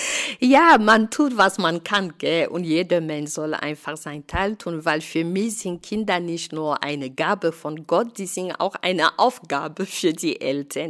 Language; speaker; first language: German; non-native, fluent; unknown